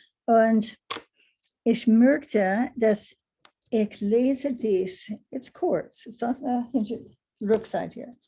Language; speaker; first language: German; non-native, learner; English